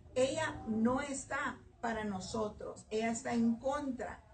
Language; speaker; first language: Spanish; early bilingual, heritage; Spanish